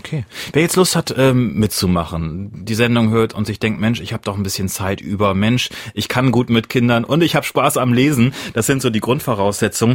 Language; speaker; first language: German; native; German